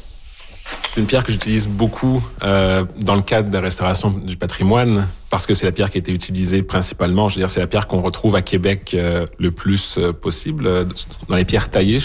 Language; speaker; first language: French; native; French